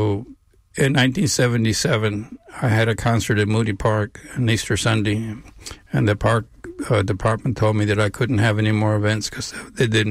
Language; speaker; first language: English; non-native, local second language; Spanish